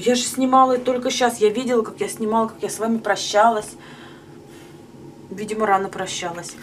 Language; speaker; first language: Russian; native; Russian